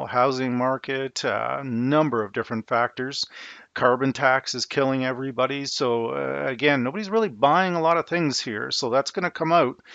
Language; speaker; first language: English; native; English